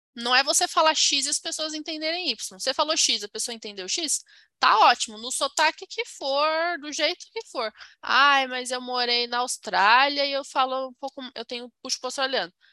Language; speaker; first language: Portuguese; native; Portuguese